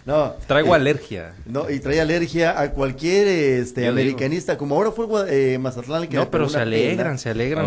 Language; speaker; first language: Spanish; native; Spanish